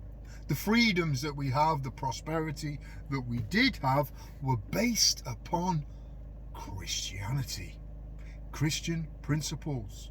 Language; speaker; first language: English; native; English